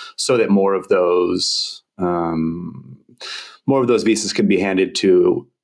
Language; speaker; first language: English; native; English